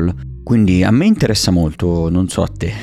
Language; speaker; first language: Italian; native; Italian